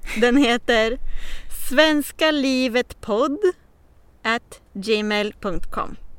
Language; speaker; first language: Swedish; native; Swedish